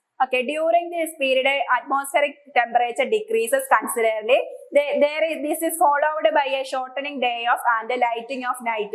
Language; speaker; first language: English; non-native, local second language; Malayalam